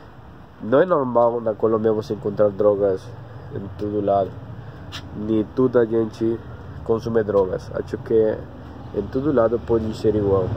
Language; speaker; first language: Portuguese; non-native, learner; Spanish